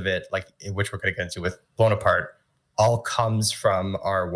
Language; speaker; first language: English; native; English